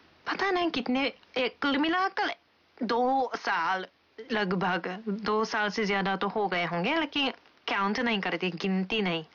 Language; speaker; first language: Hindi; non-native, fluent; Japanese